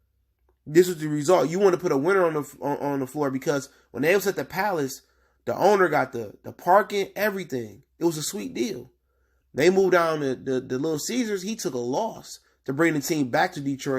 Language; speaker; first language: English; native; English